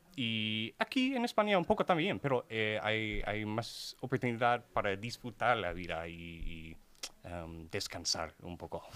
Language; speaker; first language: Spanish; non-native, learner; English